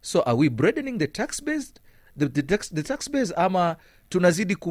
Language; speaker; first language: English; non-native, local second language; Swahili